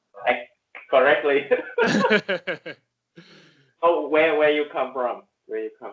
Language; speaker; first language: English; non-native, learner; Vietnamese